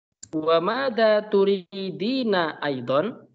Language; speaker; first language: Arabic; non-native, fluent; Indonesian